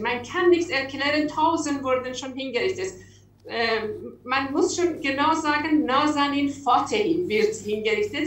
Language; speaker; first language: German; non-native, learner; Persian